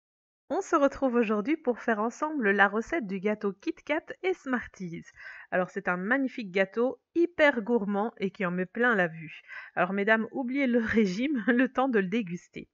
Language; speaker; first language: French; native; French